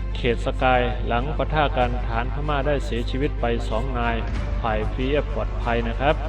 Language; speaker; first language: Thai; non-native, fluent; Burmese